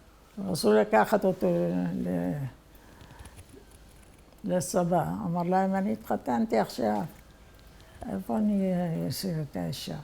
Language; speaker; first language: Hebrew; non-native, fluent; Arabic